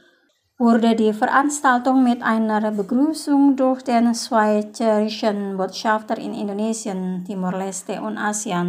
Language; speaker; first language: German; non-native, fluent; Indonesian